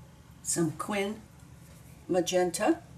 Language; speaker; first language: English; native; English